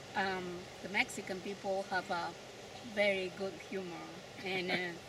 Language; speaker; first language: English; non-native, learner; Spanish